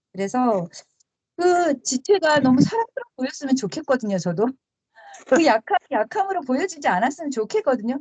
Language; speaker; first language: Korean; native; Korean